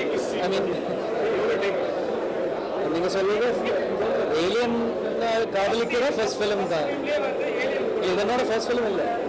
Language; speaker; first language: Tamil; non-native, learner; Malayalam